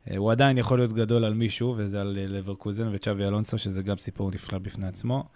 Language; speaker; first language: Hebrew; native; Hebrew